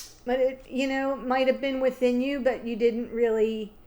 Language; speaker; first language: English; native; English